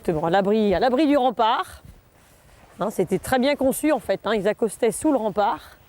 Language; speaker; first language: French; native; French